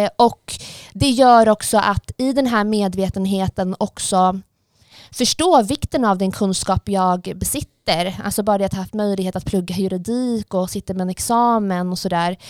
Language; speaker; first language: Swedish; early bilingual, other home language; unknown